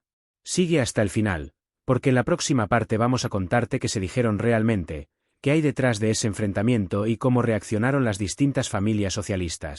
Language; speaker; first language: Spanish; native; Spanish